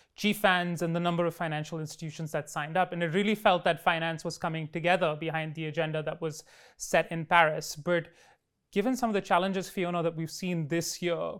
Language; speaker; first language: English; non-native, local second language; Hindi